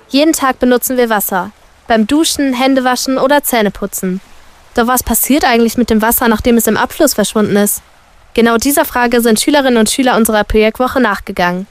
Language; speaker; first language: German; native; German